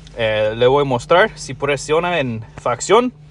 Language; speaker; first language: Spanish; non-native, learner; English